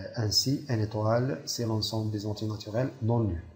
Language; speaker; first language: French; non-native, local second language; Arabic